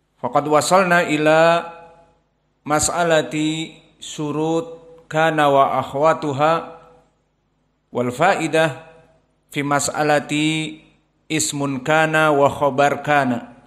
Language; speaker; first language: Arabic; non-native, fluent; Indonesian